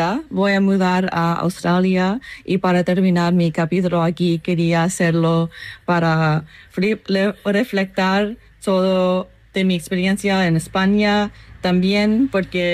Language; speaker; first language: Spanish; non-native, learner; English